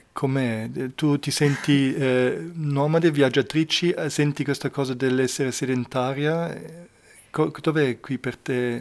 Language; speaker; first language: Italian; non-native, fluent; German